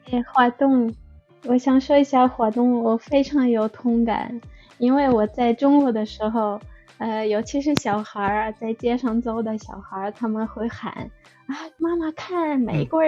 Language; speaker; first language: Chinese; non-native, fluent; Russian